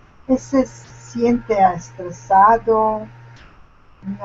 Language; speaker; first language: Spanish; non-native, learner; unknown